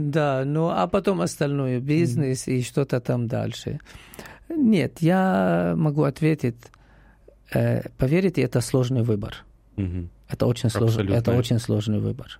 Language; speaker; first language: Russian; non-native, learner; Arabic